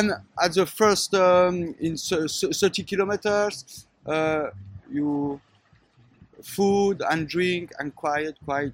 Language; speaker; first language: English; non-native, learner; French